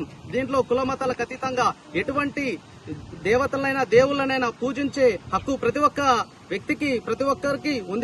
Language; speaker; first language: Telugu; native; Telugu